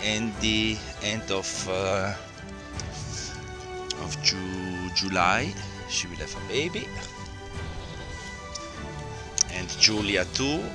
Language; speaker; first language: English; non-native, learner; Italian